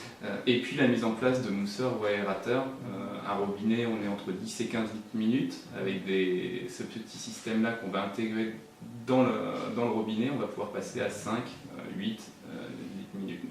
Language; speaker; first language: French; native; French